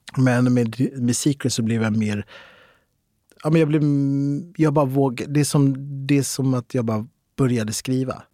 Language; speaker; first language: Swedish; early bilingual, other home language; Arabic